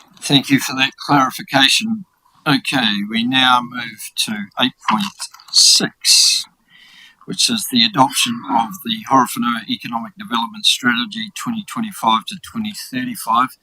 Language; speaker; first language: English; native; English